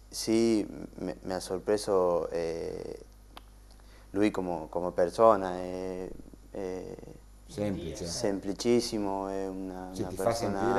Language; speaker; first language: Italian; non-native, learner; Spanish